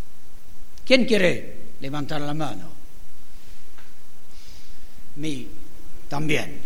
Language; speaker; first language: Spanish; non-native, learner; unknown